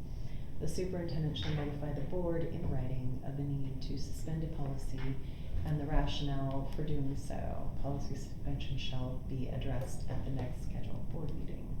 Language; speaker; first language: English; native; English